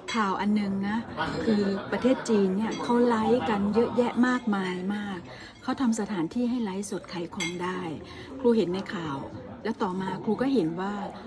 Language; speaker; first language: Thai; native; Thai